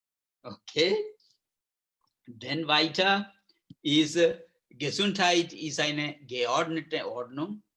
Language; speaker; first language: German; non-native, learner; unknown